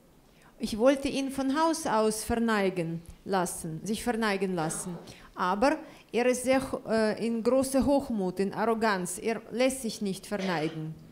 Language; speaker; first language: German; non-native, fluent; Russian